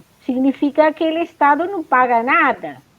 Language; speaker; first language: Portuguese; non-native, fluent; Spanish